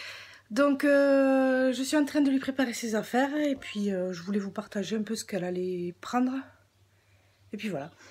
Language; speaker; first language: French; native; French